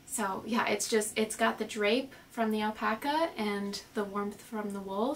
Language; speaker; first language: English; native; English